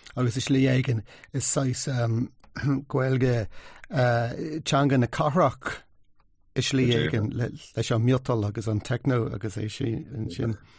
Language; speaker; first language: Irish; non-native, local second language; English